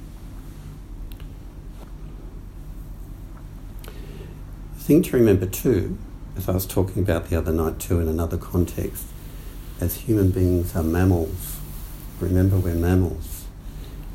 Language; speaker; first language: English; native; English